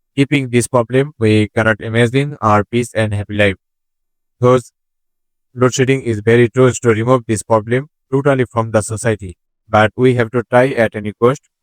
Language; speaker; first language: English; non-native, local second language; Bangla